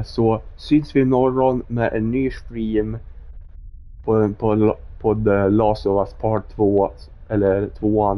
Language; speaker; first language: Swedish; native; Swedish